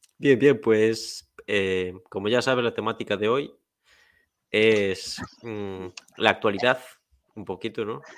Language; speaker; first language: Spanish; native; Spanish